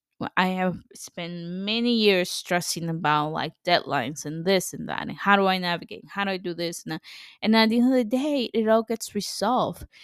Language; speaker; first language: English; non-native, fluent; Spanish